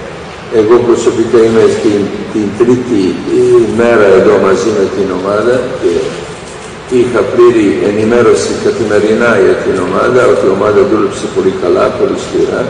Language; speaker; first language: Greek; non-native, fluent; Serbian